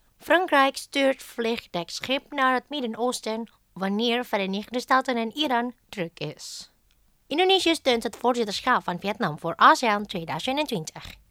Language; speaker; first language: Dutch; non-native, fluent; Indonesian